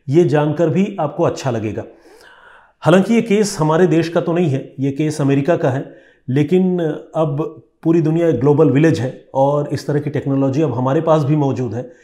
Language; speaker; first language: Hindi; non-native, local second language; Bangla